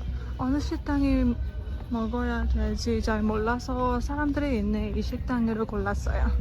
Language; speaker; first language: Korean; non-native, fluent; Burmese